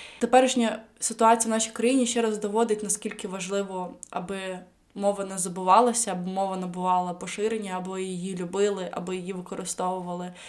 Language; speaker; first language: Ukrainian; non-native, local second language; Russian